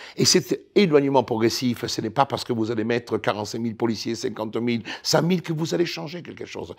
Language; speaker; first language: French; non-native, fluent; Italian